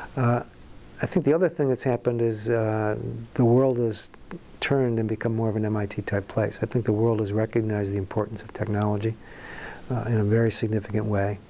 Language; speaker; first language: English; native; English